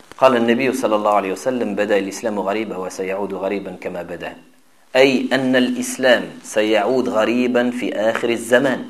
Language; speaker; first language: Arabic; non-native, fluent; French